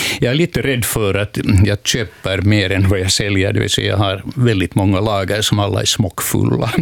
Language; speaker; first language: Swedish; native; Swedish